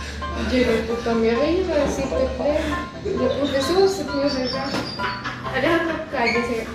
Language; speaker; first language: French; non-native, learner; Spanish